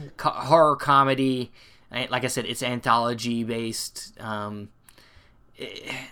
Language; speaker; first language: English; native; English